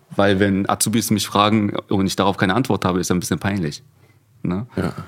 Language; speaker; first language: German; early bilingual, other home language; Korean